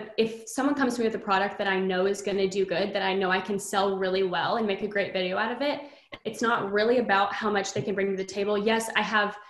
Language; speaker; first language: English; native; English